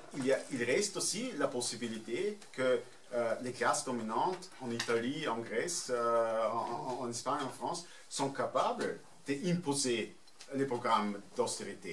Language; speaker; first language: French; non-native, fluent; German